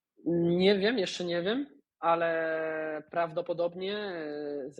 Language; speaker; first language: Polish; non-native, fluent; Spanish